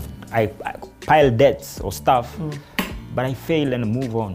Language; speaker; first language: English; non-native, local second language; Swahili